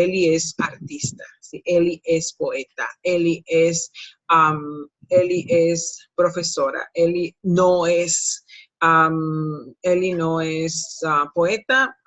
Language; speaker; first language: Spanish; non-native, fluent; English